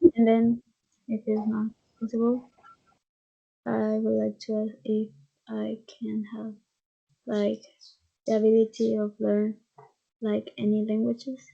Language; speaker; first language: English; non-native, fluent; Spanish